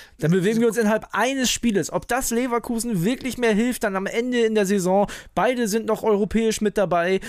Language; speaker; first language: German; native; German